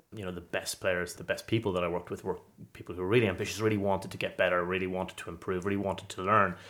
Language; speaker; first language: English; native; English